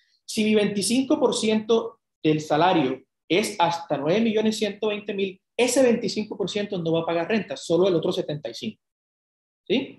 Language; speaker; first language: Spanish; native; Spanish